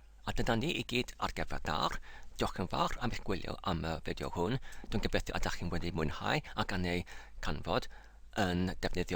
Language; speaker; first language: Welsh; non-native, learner; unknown